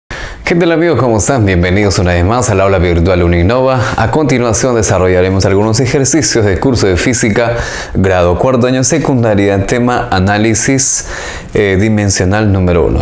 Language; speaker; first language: Spanish; native; Spanish